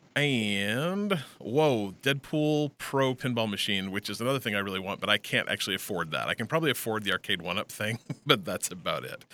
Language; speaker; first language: English; native; English